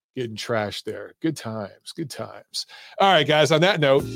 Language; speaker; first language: English; early bilingual, other home language; Italian